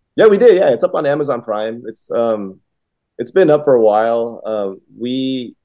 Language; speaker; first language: English; early bilingual, other home language; Vietnamese